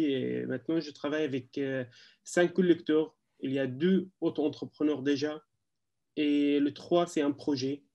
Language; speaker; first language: French; non-native, learner; Arabic